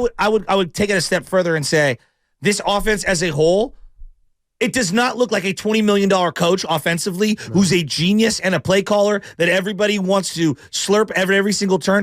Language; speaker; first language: English; native; English